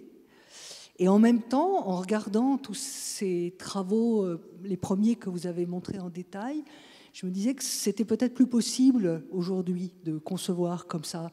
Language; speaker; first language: French; native; French